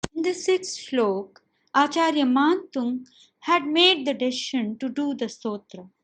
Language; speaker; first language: English; non-native, local second language; Hindi